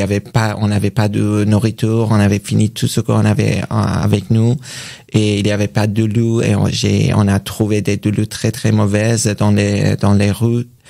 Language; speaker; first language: French; non-native, learner; Persian